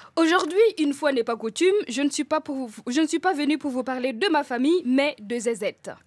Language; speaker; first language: French; non-native, local second language; Mossi